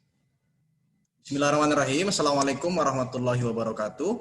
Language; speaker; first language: Indonesian; native; Indonesian